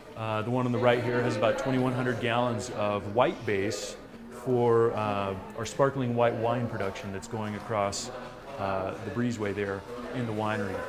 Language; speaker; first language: English; native; English